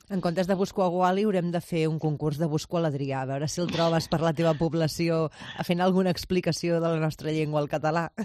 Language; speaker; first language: Catalan; native; Catalan